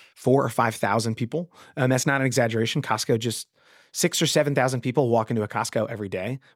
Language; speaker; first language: English; native; English